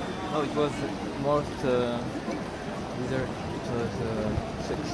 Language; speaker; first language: English; non-native, learner; French